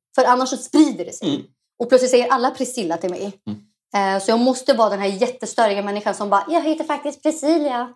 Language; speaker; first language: Swedish; early bilingual, other home language; Arabic